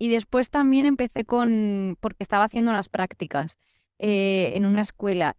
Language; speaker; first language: Spanish; native; Spanish